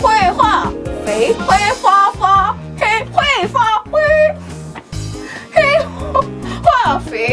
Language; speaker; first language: Chinese; non-native, learner; Indonesian